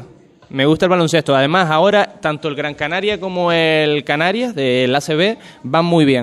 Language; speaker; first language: Spanish; native; Spanish